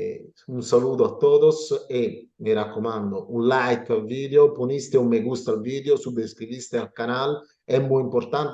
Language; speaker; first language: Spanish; non-native, learner; Italian